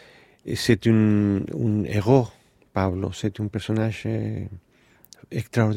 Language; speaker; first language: French; non-native, fluent; Spanish